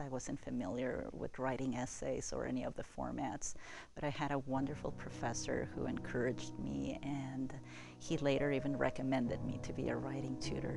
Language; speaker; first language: English; non-native, fluent; Spanish